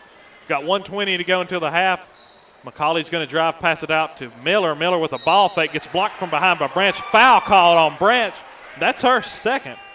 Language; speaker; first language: English; native; English